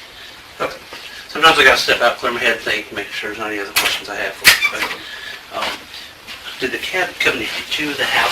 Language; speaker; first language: English; native; English